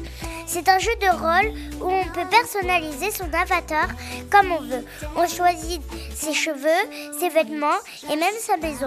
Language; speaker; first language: French; native; French